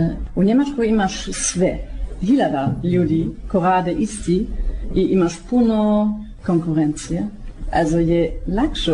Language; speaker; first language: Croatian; non-native, learner; German